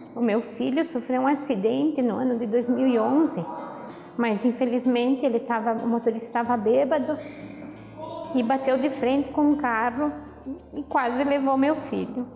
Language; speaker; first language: Portuguese; native; Portuguese